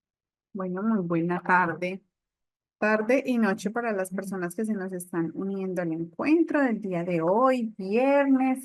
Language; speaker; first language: Spanish; native; Spanish